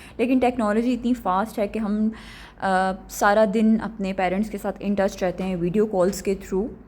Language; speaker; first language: Urdu; native; Urdu